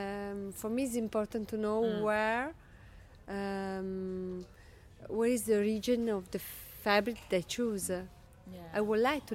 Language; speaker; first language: English; non-native, learner; Italian